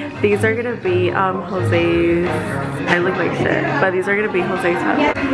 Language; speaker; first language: English; early bilingual, other home language; Spanish